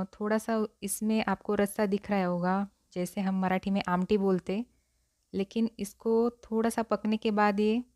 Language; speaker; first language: Hindi; non-native, local second language; Marathi